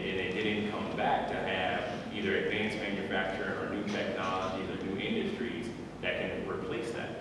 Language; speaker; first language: English; native; English